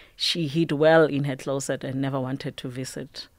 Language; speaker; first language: English; non-native, local second language; Tswana